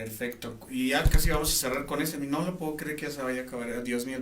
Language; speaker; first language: Spanish; native; Spanish